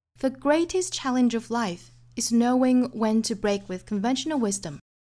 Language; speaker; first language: English; non-native, fluent; Chinese